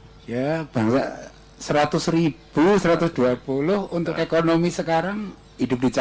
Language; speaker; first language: Indonesian; native; Indonesian